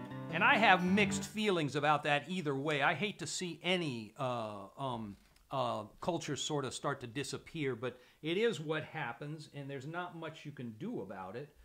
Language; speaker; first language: English; native; English